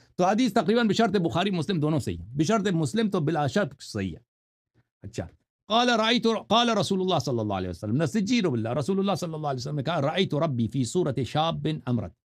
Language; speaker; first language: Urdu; non-native, fluent; Persian